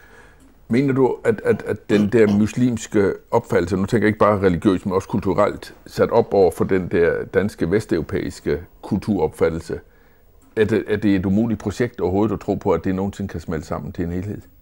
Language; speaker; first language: Danish; native; Danish